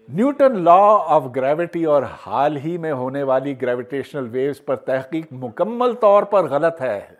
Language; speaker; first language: Urdu; native; Urdu